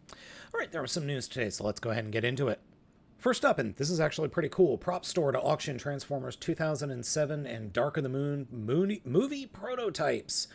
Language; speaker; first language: English; native; English